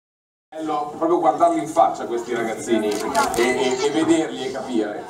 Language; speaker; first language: Italian; native; Italian